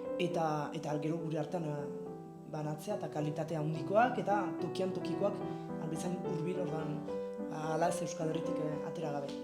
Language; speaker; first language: Basque; native; Basque